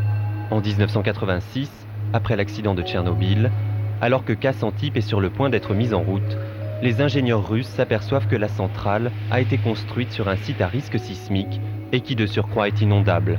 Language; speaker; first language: French; native; French